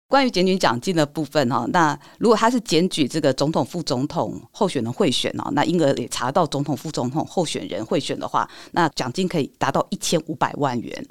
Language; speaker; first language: Chinese; native; Chinese